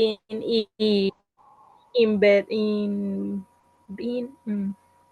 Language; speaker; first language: English; non-native, learner; Spanish